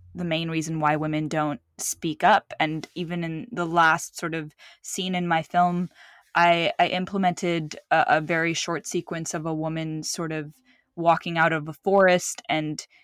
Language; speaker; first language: English; early bilingual, other home language; Arabic